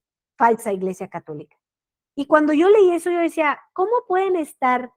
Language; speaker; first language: Spanish; native; Spanish